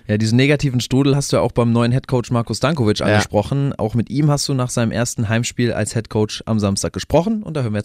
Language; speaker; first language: German; native; German